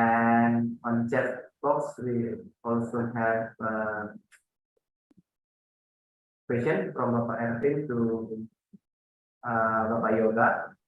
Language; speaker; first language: English; non-native, fluent; Indonesian